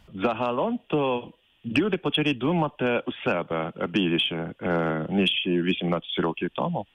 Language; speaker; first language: Ukrainian; non-native, fluent; Japanese